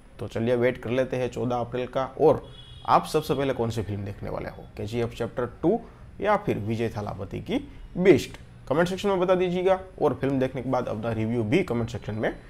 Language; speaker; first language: Hindi; non-native, local second language; Gujarati